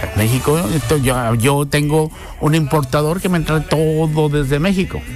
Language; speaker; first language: Spanish; native; Spanish